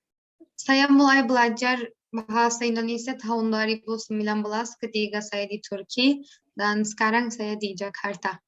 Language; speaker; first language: Indonesian; non-native, learner; Turkish